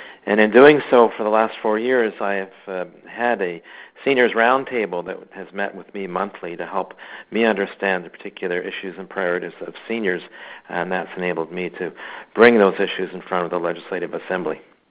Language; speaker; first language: English; native; English